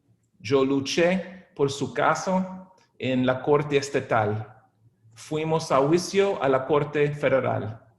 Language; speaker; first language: Spanish; non-native, fluent; English